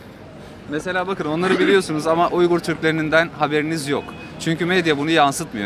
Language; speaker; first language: Turkish; native; Turkish